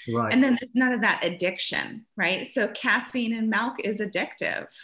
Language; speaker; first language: English; early bilingual, other home language; German